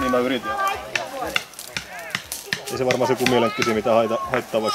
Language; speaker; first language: Finnish; native; Finnish